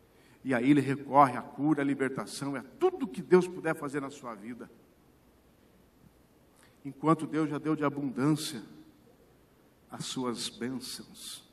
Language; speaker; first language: Portuguese; native; Portuguese